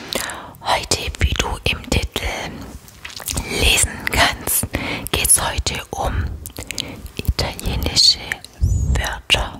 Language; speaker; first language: German; native; German